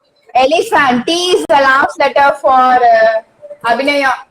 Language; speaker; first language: English; non-native, fluent; Tamil